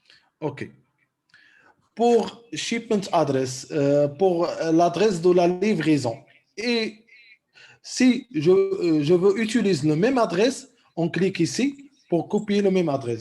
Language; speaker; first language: French; non-native, local second language; Arabic